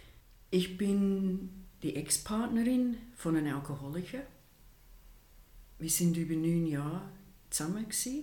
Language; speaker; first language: German; non-native, fluent; English